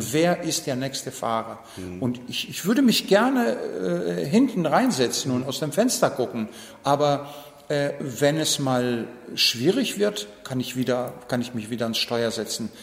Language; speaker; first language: German; non-native, fluent; Greek